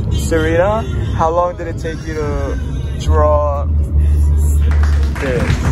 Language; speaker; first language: English; native; English